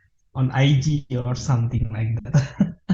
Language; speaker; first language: English; non-native, learner; Indonesian